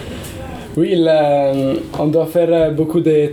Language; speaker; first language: French; non-native, learner; Italian